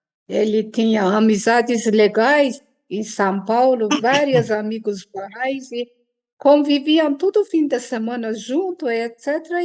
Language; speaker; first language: Portuguese; non-native, fluent; Persian